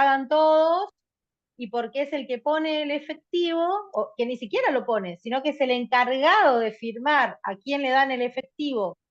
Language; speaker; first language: Spanish; native; Spanish